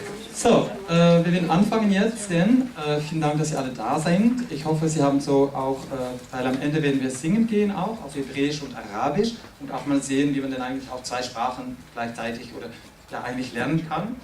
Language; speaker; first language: German; non-native, fluent; French